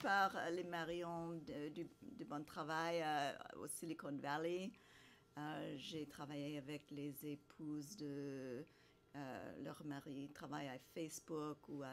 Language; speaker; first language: French; non-native, fluent; English